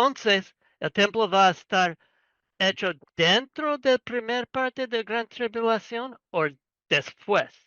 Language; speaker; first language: Spanish; non-native, learner; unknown